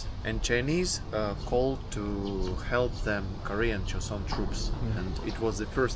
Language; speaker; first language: English; non-native, fluent; Russian